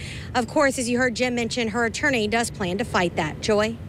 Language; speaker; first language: English; native; English